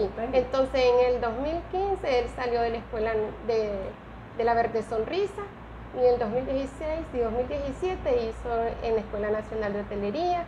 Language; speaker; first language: Spanish; native; Spanish